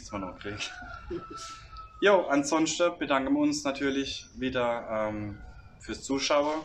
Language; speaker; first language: German; native; German